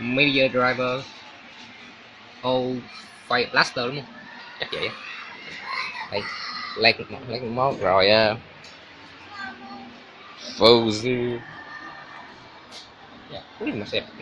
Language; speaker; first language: Vietnamese; early bilingual, heritage; Vietnamese